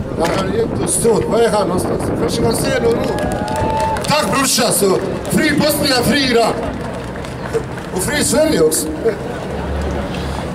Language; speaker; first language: Swedish; non-native, fluent; Bosnian